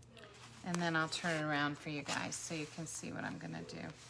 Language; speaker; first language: English; native; English